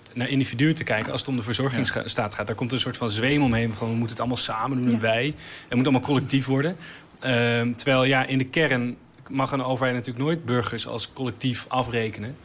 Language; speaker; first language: Dutch; native; Dutch